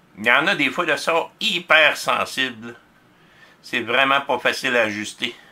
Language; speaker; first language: French; native; French